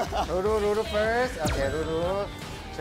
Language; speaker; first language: English; non-native, local second language; Filipino